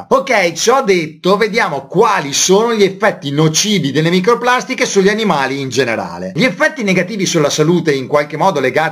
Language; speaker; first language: Italian; native; Italian